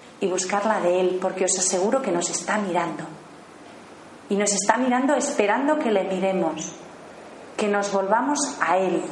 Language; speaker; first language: Spanish; native; Spanish